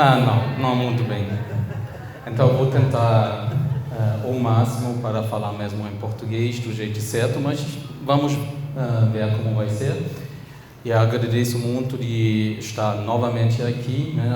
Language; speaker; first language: Portuguese; non-native, fluent; German